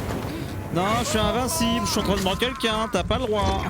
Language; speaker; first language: French; native; French